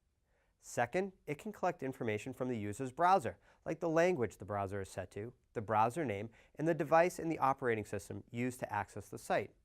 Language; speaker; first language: English; native; English